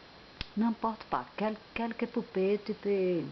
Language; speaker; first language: French; non-native, learner; Portuguese